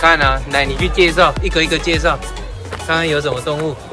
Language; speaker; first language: Chinese; native; Chinese